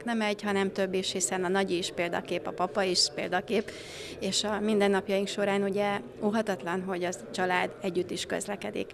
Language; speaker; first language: Hungarian; native; Hungarian